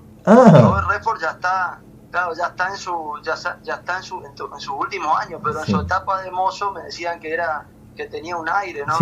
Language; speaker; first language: Spanish; native; Spanish